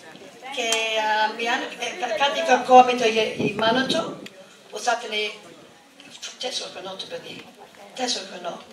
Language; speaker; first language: Greek; early bilingual, heritage; English